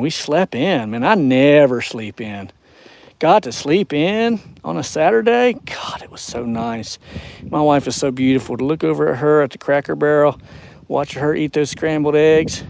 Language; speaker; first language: English; native; English